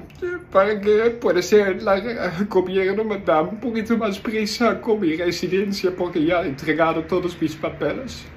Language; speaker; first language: Spanish; non-native, learner; Dutch